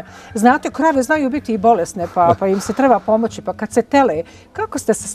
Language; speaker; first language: Croatian; native; Croatian